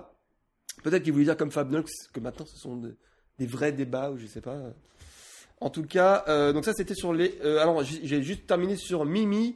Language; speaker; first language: French; native; French